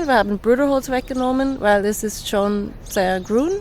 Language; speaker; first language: German; non-native, fluent; English